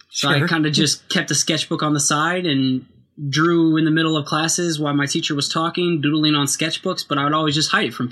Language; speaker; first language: English; native; English